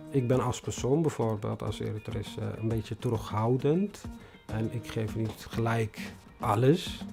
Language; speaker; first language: Dutch; non-native, fluent; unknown